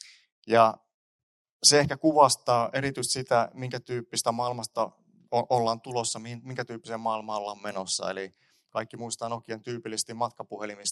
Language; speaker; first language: Finnish; native; Finnish